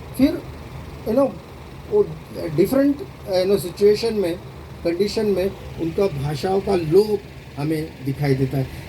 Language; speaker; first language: Hindi; non-native, local second language; Marathi